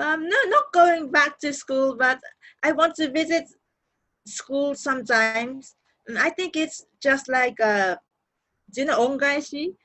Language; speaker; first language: English; non-native, learner; Japanese